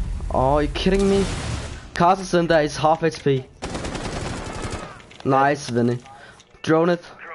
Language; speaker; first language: English; non-native, fluent; Danish